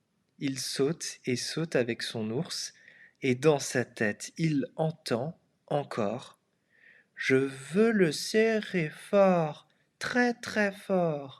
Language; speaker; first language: French; non-native, fluent; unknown